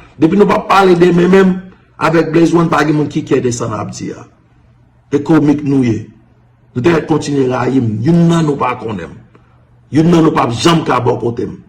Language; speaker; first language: Haitian Creole; early bilingual, heritage; Haitian Creole